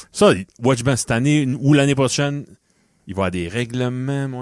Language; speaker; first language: French; native; French